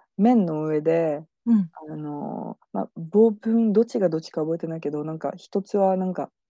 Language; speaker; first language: Japanese; non-native, fluent; French